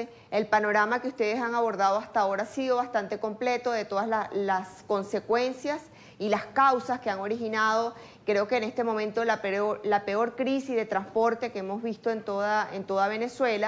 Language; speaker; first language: Spanish; native; Spanish